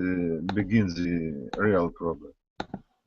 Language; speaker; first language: English; non-native, learner; Russian